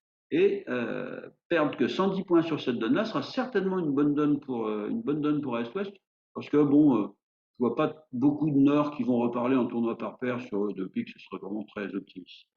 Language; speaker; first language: French; native; French